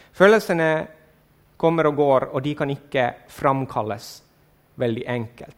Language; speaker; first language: Norwegian; non-native, learner; Swedish